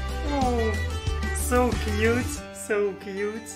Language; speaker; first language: English; non-native, learner; Russian